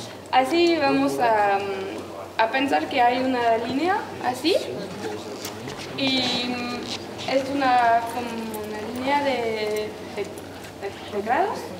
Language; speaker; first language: Spanish; non-native, learner; French